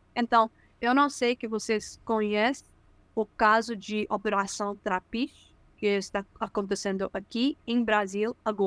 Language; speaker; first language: Portuguese; non-native, fluent; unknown